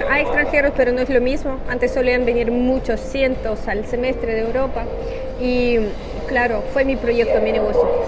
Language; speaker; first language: Spanish; non-native, fluent; Russian